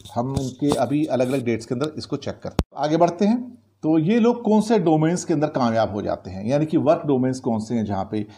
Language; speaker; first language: Hindi; native; Hindi